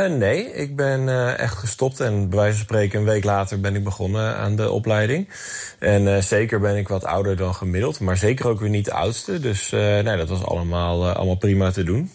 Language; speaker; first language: Dutch; native; Dutch